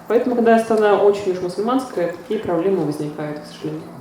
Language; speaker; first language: Russian; native; Russian